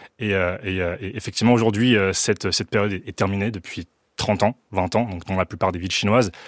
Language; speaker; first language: French; early bilingual, other home language; Chinese